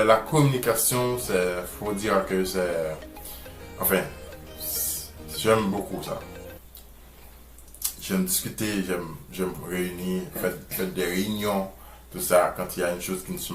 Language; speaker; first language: French; non-native, local second language; Haitian Creole